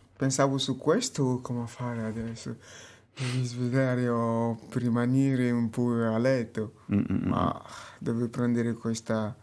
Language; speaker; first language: Italian; non-native, fluent; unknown